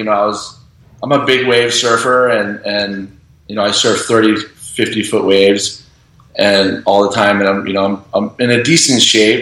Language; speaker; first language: English; native; English